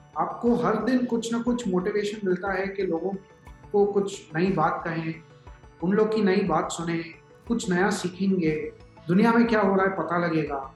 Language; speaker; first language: Hindi; native; Hindi